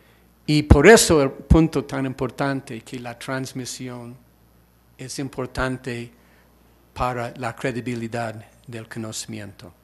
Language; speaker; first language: Spanish; non-native, fluent; English